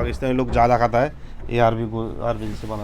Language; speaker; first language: Hindi; non-native, learner; Bangla